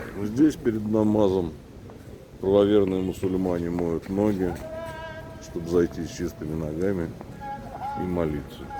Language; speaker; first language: Russian; native; Russian